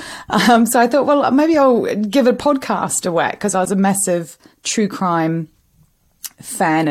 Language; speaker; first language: English; native; English